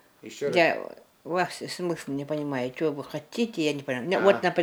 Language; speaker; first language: Russian; non-native, local second language; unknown